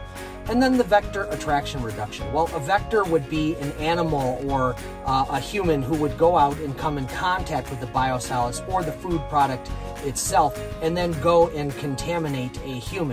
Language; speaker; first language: English; native; English